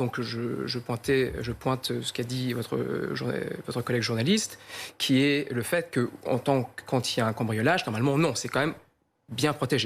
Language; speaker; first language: French; native; French